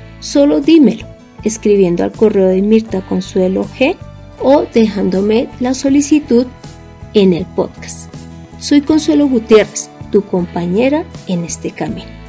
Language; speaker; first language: Spanish; native; Spanish